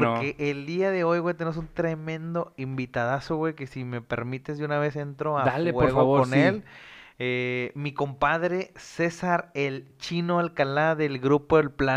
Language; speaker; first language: Spanish; native; Spanish